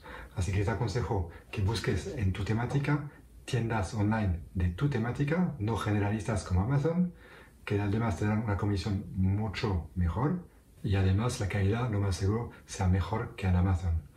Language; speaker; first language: Spanish; non-native, fluent; French